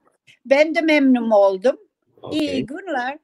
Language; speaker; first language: Turkish; non-native, learner; English